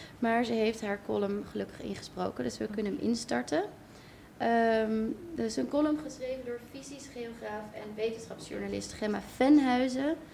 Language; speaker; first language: Dutch; native; Dutch